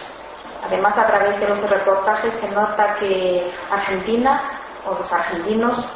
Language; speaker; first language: Spanish; non-native, fluent; Chinese